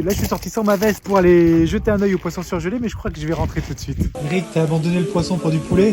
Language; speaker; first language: French; native; French